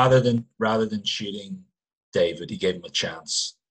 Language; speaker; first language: English; native; English